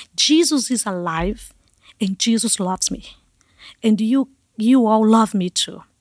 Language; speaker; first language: English; non-native, learner; Portuguese